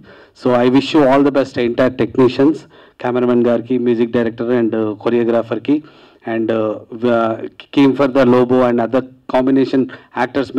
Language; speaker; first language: Telugu; native; Telugu